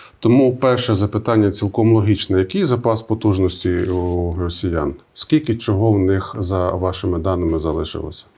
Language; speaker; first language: Ukrainian; native; Ukrainian